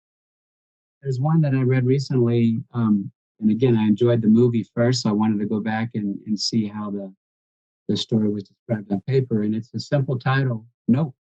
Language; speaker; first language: English; native; English